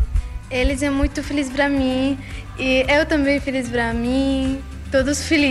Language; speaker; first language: Portuguese; non-native, learner; Arabic